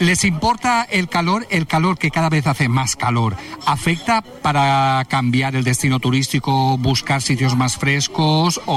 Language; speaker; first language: Spanish; non-native, local second language; Catalan